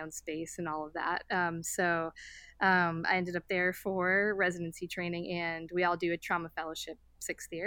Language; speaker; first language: English; native; English